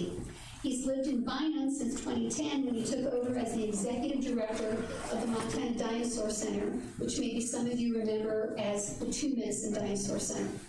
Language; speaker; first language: English; native; English